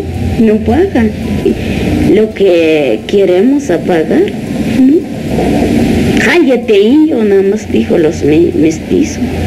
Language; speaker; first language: Spanish; non-native, local second language; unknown